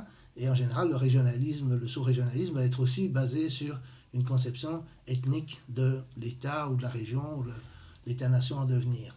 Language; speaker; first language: French; native; French